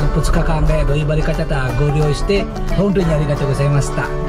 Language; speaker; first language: Japanese; non-native, fluent; Balinese